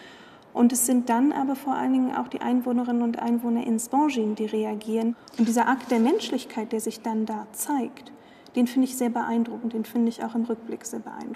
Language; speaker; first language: German; native; German